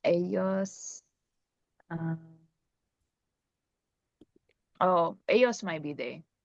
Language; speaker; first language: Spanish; non-native, learner; English